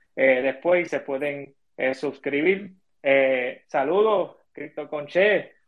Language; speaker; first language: Spanish; early bilingual, heritage; Spanish